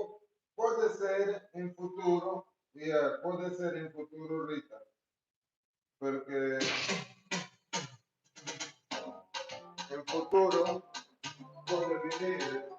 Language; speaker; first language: Spanish; non-native, learner; Portuguese